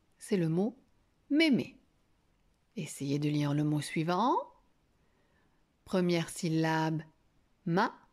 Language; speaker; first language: French; native; French